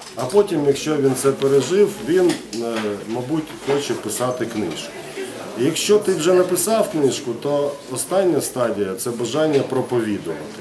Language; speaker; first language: Ukrainian; non-native, local second language; Russian